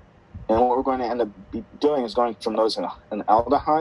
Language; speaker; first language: English; native; English